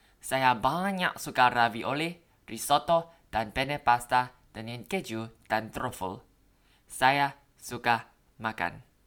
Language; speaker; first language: Indonesian; non-native, learner; Thai